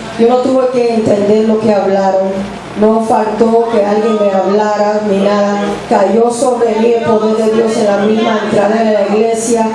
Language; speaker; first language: Spanish; early bilingual, heritage; English